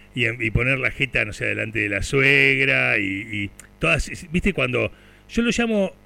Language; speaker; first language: Spanish; native; Spanish